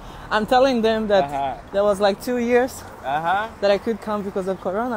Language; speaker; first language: English; non-native, learner; Portuguese